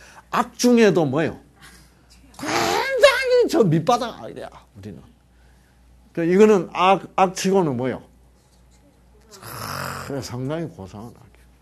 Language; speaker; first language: Korean; native; Korean